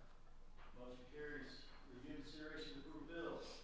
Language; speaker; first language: English; native; English